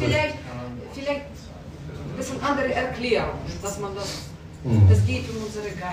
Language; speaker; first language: German; non-native, learner; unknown